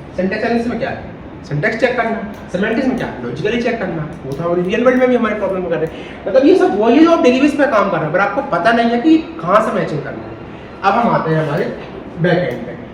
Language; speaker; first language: Hindi; native; Hindi